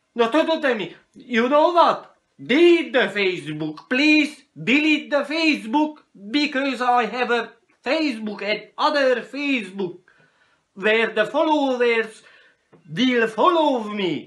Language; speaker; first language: English; non-native, learner; Hungarian